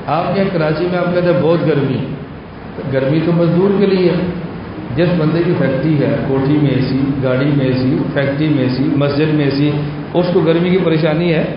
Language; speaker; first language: Urdu; native; Urdu